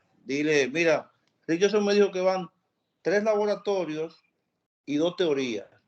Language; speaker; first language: Spanish; native; Spanish